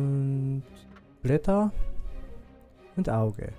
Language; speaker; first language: German; non-native, learner; Japanese